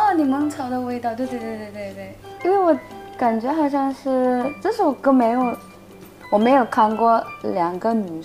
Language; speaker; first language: Chinese; non-native, fluent; Malay